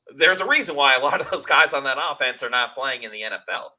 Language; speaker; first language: English; native; English